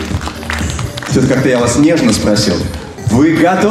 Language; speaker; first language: Russian; native; Russian